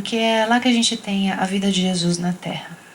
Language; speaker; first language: Portuguese; native; Portuguese